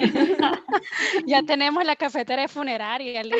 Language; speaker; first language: Spanish; native; Spanish